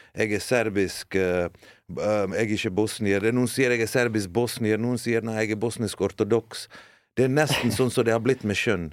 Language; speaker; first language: Norwegian; early bilingual, other home language; Bosnian